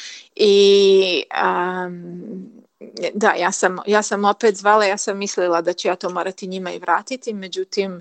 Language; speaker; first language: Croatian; early bilingual, heritage; Croatian